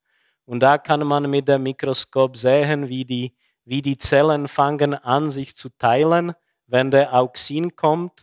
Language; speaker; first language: German; non-native, fluent; Czech